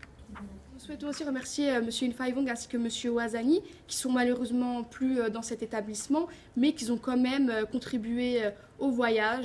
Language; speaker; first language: French; native; French